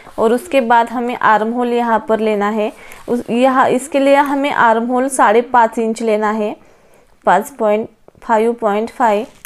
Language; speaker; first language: Hindi; non-native, local second language; Marathi